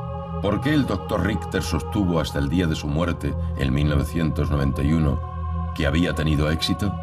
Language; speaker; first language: Spanish; native; Spanish